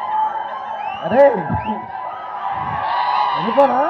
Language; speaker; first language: Telugu; native; Telugu